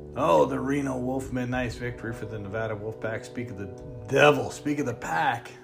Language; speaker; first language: English; native; English